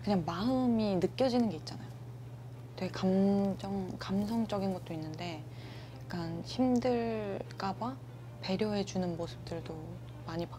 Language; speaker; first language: Korean; native; Korean